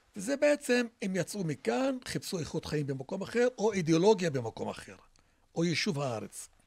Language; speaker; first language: Hebrew; non-native, local second language; Arabic